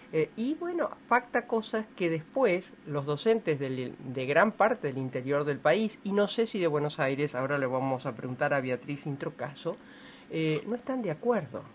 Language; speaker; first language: Spanish; native; Spanish